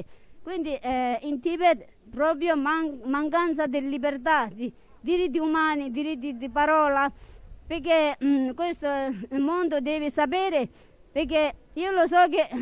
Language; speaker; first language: Italian; non-native, fluent; Tibetan